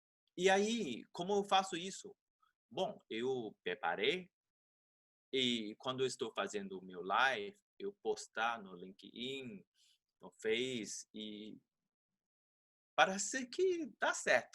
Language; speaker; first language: Portuguese; non-native, fluent; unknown